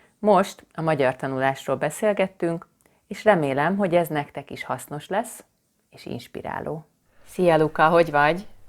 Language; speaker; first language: Hungarian; native; Hungarian